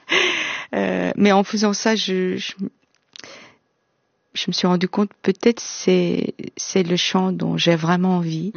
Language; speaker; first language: French; non-native, fluent; Korean